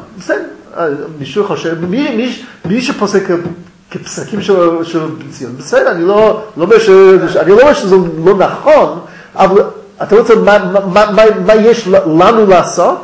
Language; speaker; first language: Hebrew; non-native, fluent; English